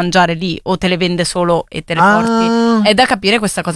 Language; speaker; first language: Italian; native; Italian